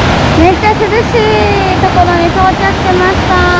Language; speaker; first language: Japanese; native; Japanese